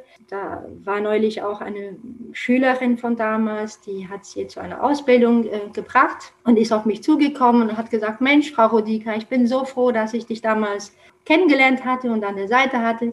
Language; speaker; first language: German; non-native, fluent; Romanian